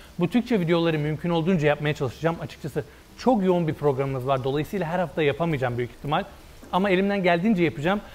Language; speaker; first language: Turkish; early bilingual, heritage; Turkish